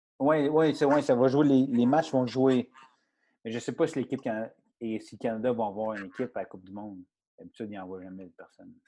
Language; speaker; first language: French; native; French